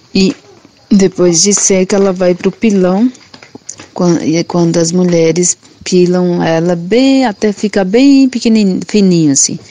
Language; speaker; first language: Portuguese; non-native, local second language; Guarani